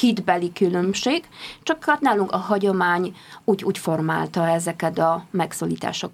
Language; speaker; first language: Hungarian; non-native, fluent; Polish